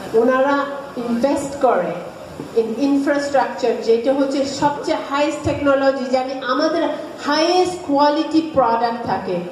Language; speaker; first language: Bangla; early bilingual, heritage; Bangla